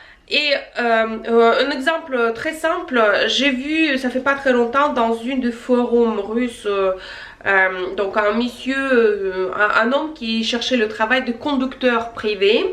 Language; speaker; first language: French; non-native, fluent; Russian